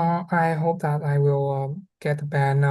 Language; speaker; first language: English; non-native, learner; Vietnamese